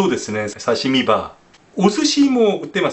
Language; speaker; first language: Japanese; non-native, fluent; Korean